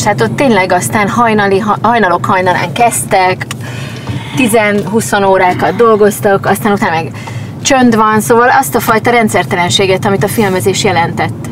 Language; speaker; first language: Hungarian; native; Hungarian